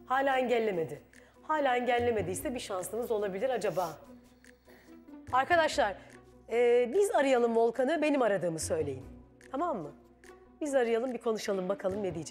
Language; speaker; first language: Turkish; native; Turkish